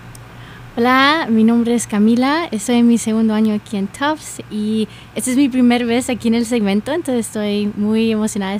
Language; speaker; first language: Spanish; early bilingual, heritage; Spanish